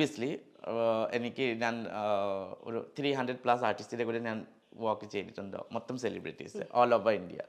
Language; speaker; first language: Malayalam; non-native, learner; Assamese